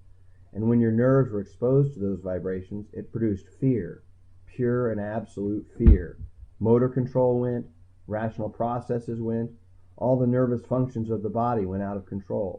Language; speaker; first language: English; native; English